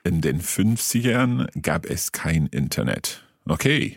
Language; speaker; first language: German; non-native, learner; English